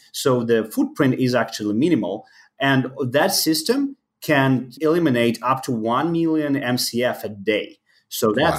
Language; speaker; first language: English; non-native, fluent; Ukrainian